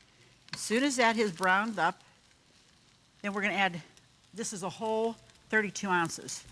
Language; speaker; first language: English; native; English